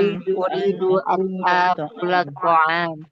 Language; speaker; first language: Arabic; non-native, learner; Indonesian